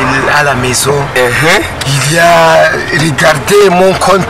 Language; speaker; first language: French; non-native, learner; Rundi